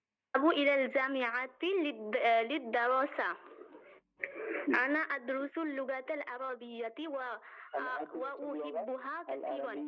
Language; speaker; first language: Arabic; non-native, learner; Bangla